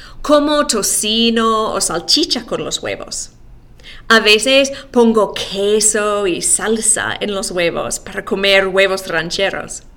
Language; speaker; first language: Spanish; non-native, fluent; English